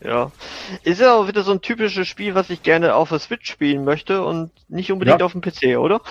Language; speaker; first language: German; native; German